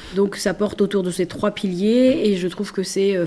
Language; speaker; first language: French; native; French